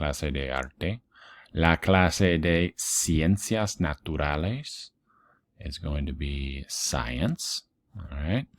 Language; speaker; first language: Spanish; non-native, fluent; English